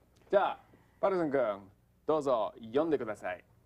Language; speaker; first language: Japanese; non-native, fluent; English